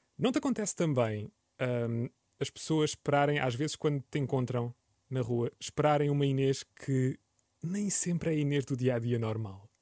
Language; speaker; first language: Portuguese; native; Portuguese